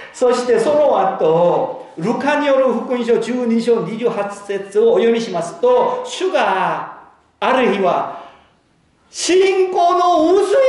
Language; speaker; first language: Japanese; non-native, fluent; Korean